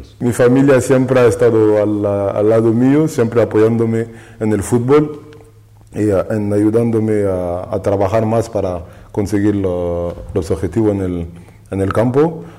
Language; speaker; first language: Spanish; non-native, learner; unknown